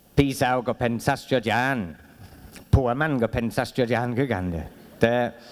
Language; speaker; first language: Thai; non-native, fluent; English